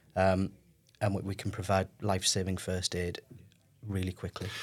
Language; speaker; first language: English; native; English